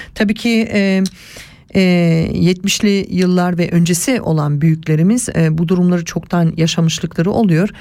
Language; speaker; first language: Turkish; early bilingual, heritage; Turkish